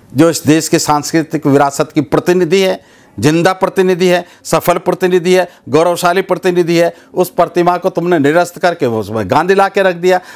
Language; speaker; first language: Hindi; native; Hindi